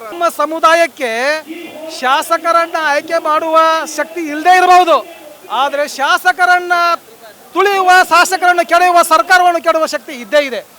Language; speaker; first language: Kannada; native; Kannada